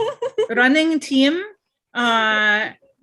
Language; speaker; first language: Korean; non-native, learner; English